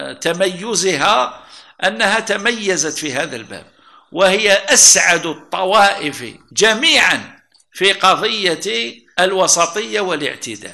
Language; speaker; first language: Arabic; native; Arabic